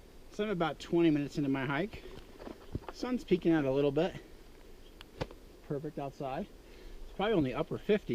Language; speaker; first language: English; native; English